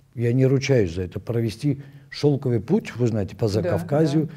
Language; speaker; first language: Russian; non-native, local second language; Armenian